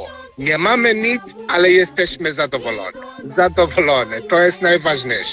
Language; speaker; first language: Polish; non-native, learner; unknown